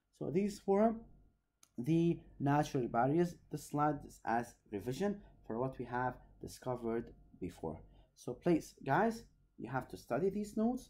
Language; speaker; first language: English; non-native, local second language; Arabic